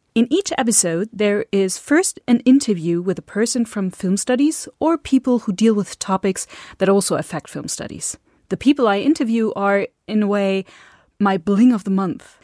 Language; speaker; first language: English; non-native, fluent; German